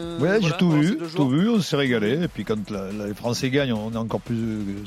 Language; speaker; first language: French; native; French